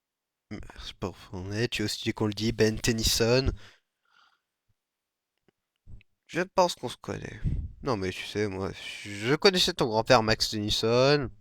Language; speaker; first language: French; native; French